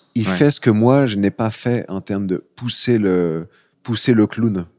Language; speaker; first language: French; native; French